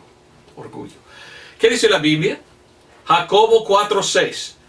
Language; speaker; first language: Spanish; non-native, fluent; English